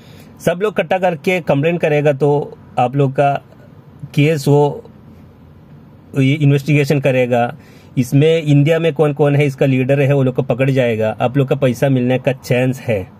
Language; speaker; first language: Hindi; non-native, local second language; Malayalam